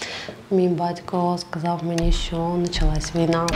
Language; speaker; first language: Ukrainian; native; Ukrainian